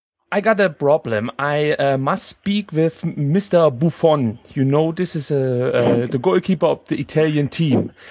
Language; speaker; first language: English; non-native, learner; German